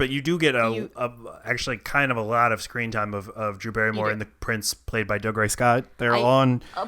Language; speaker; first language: English; native; English